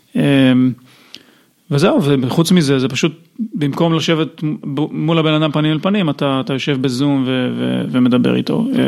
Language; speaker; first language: Hebrew; native; Hebrew